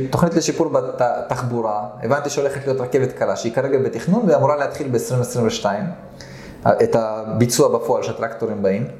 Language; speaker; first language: Hebrew; early bilingual, other home language; Russian